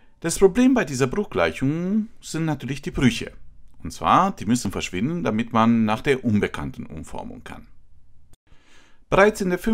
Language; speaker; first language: German; non-native, fluent; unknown